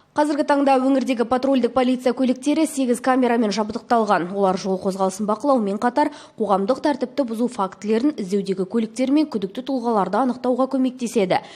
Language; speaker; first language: Kazakh; native; Kazakh